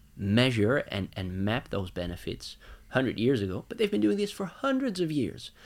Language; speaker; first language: English; non-native, fluent; Dutch